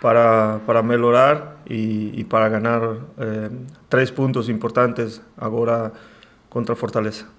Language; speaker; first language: Portuguese; non-native, learner; Spanish